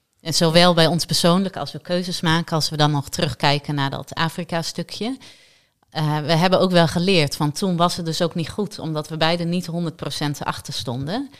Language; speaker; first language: Dutch; native; Dutch